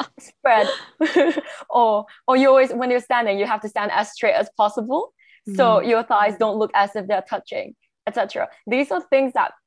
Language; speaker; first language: English; non-native, local second language; Chinese